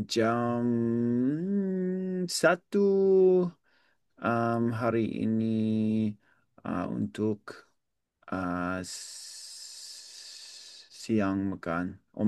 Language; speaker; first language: Indonesian; non-native, learner; English